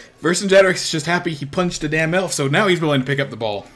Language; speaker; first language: English; native; English